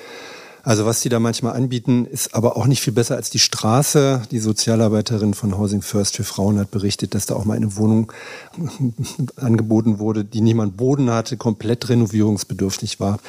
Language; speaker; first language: German; native; German